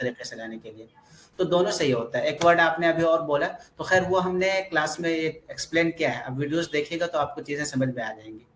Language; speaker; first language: Hindi; native; Hindi